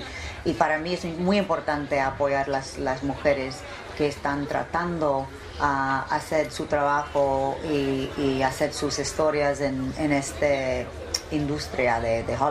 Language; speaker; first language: Spanish; early bilingual, heritage; English